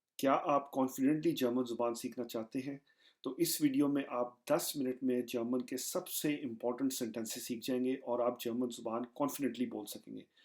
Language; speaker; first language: Urdu; non-native, local second language; Punjabi